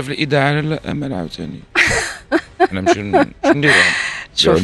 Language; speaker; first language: Arabic; native; Arabic